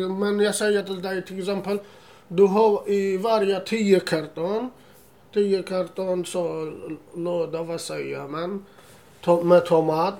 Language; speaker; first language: Swedish; non-native, learner; Assyrian Neo-Aramaic